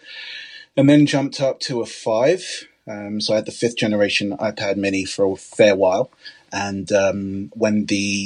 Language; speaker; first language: English; native; English